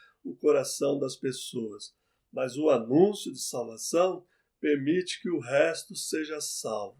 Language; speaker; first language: Portuguese; native; Portuguese